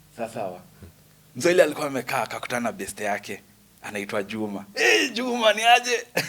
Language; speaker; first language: Swahili; native; Swahili